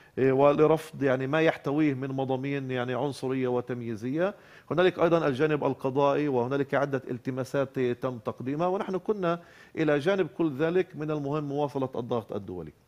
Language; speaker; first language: Arabic; native; Arabic